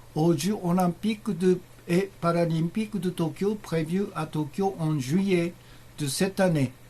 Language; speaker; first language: French; non-native, learner; Japanese